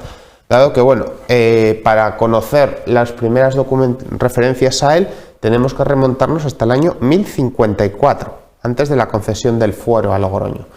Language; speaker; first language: Spanish; native; Spanish